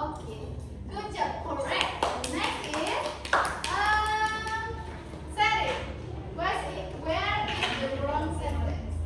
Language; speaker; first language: English; non-native, learner; Indonesian